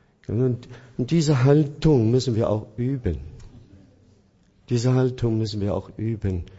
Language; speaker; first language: German; non-native, fluent; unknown